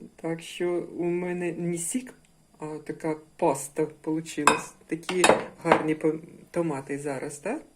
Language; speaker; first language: Ukrainian; non-native, local second language; Russian